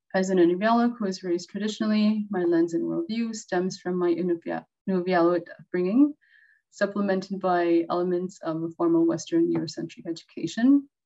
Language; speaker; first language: English; native; English